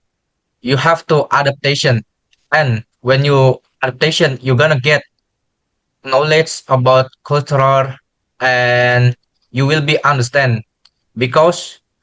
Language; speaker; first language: English; non-native, learner; Indonesian